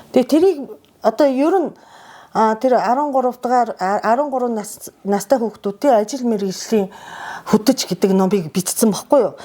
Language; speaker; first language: Mongolian; non-native, fluent; Japanese